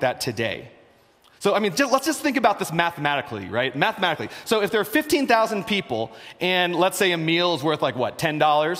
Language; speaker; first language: English; native; English